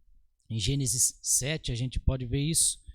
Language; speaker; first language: Portuguese; native; Portuguese